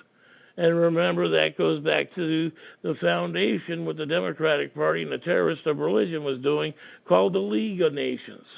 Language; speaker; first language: English; native; English